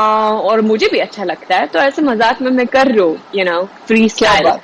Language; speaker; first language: Hindi; non-native, fluent; Swedish